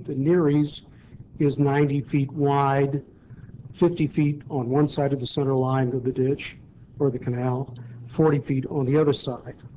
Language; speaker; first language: English; native; English